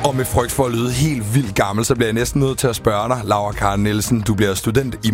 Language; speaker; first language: Danish; native; Danish